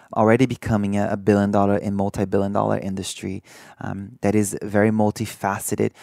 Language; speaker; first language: English; early bilingual, other home language; Portuguese